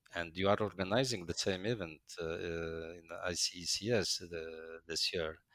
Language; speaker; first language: English; non-native, fluent; Arabic